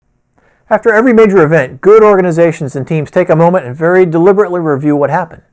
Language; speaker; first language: English; native; English